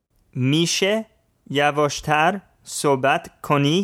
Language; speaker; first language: Persian; non-native, learner; English